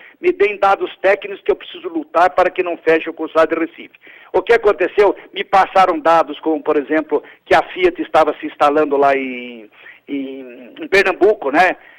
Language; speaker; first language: Portuguese; early bilingual, other home language; Italian